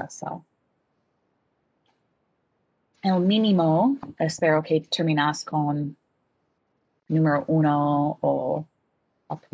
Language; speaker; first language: Spanish; non-native, learner; English